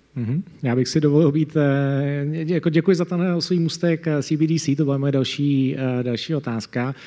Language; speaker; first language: Czech; native; Czech